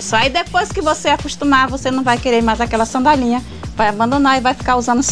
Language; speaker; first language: Portuguese; native; Portuguese